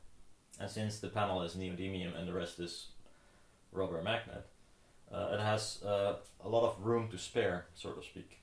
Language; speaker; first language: English; non-native, fluent; Dutch